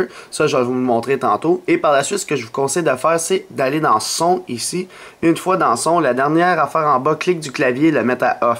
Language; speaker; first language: French; native; French